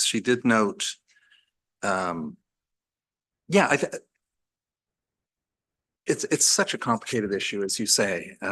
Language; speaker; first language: English; native; English